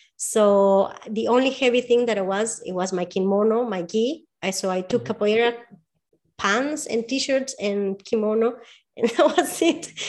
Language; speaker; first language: English; non-native, fluent; Spanish